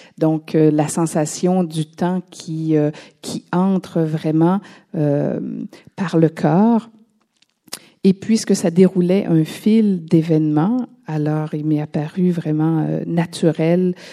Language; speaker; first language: French; native; French